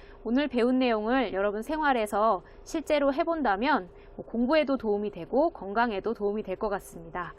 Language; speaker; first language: Korean; native; Korean